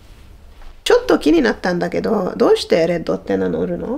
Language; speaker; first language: Japanese; non-native, fluent; Hungarian